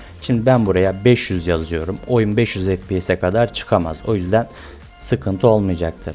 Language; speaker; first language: Turkish; native; Turkish